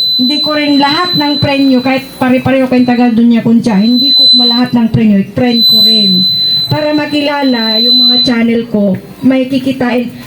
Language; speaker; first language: Filipino; non-native, local second language; Iloko